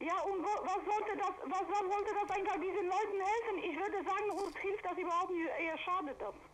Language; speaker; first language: German; non-native, fluent; Polish